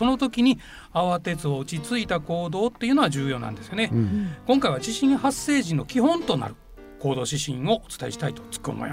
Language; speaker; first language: Japanese; native; Japanese